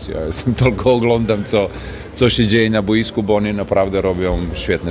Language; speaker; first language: Polish; non-native, fluent; Serbian